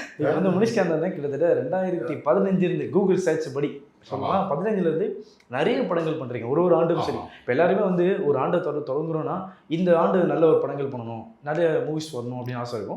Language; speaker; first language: Tamil; native; Tamil